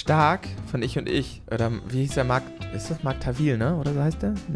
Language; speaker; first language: German; native; German